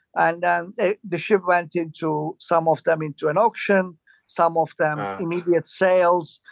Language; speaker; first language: English; non-native, fluent; Turkish